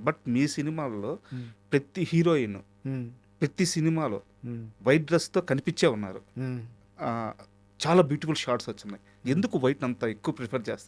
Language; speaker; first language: Telugu; native; Telugu